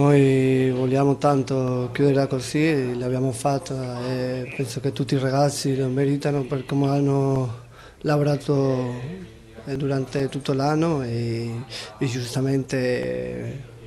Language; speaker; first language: Italian; non-native, fluent; Spanish